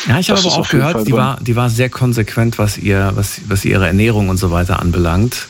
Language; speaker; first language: German; native; German